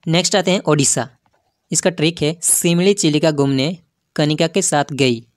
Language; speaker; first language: Hindi; non-native, local second language; Odia